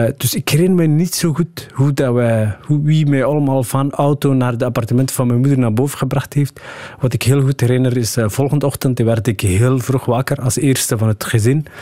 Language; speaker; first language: Dutch; early bilingual, other home language; Somali